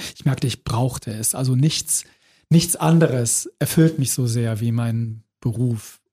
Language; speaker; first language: German; native; German